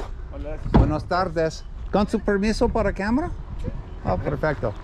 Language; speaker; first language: Spanish; non-native, learner; English